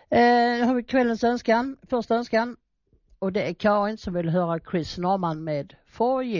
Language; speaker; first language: Swedish; native; Swedish